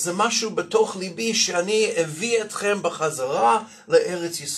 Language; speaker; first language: Hebrew; non-native, fluent; English